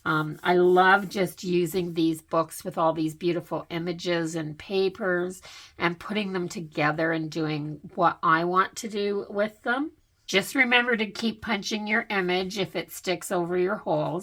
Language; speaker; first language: English; native; English